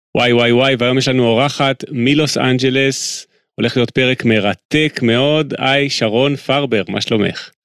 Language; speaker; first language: Hebrew; native; Hebrew